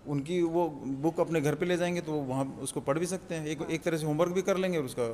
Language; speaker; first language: Hindi; native; Hindi